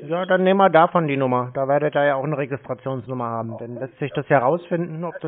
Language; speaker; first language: German; native; German